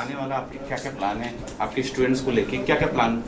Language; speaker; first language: Hindi; native; Hindi